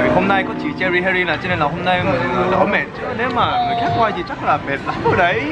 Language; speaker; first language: Vietnamese; native; Vietnamese